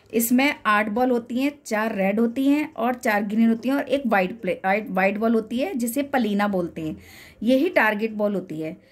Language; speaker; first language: Hindi; native; Hindi